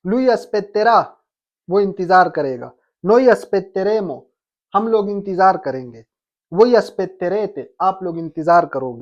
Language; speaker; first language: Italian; non-native, fluent; Urdu